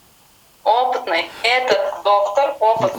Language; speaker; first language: Russian; non-native, learner; Kyrgyz